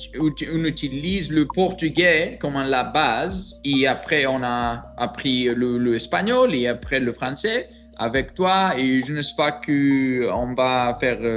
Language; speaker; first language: French; non-native, learner; Greek